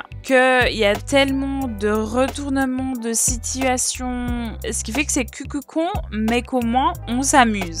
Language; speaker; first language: French; native; French